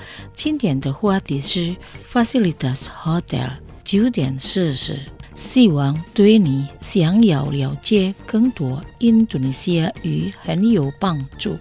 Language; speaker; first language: Chinese; non-native, learner; Indonesian